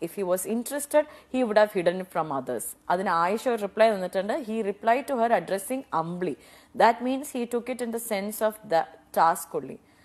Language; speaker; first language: English; non-native, local second language; Malayalam